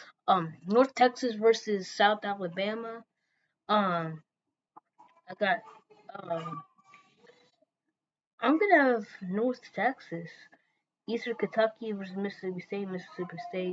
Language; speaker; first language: English; native; English